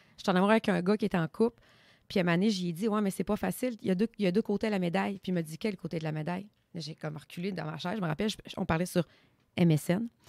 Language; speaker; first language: French; native; French